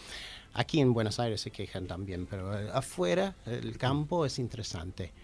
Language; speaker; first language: Spanish; non-native, fluent; English